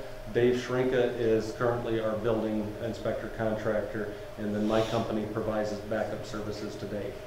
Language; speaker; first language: English; native; English